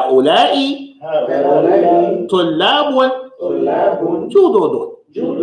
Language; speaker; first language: Arabic; non-native, fluent; English